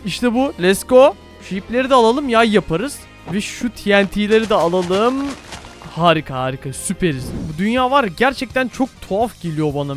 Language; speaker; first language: Turkish; native; Turkish